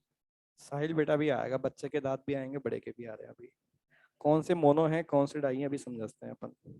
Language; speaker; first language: Hindi; native; Hindi